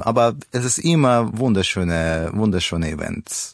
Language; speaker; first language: German; non-native, learner; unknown